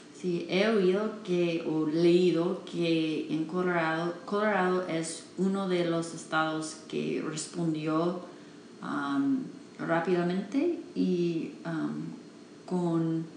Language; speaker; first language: Spanish; non-native, learner; English